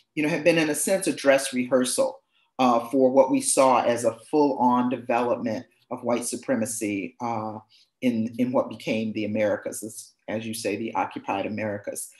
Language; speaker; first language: English; native; English